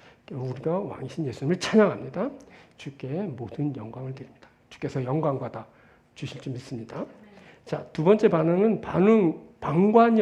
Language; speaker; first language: Korean; native; Korean